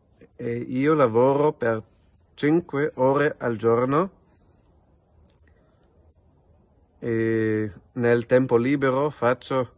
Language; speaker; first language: Italian; non-native, local second language; German